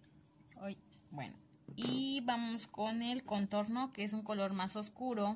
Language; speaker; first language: Spanish; native; Spanish